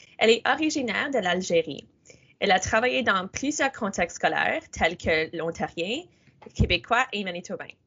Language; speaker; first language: French; native; French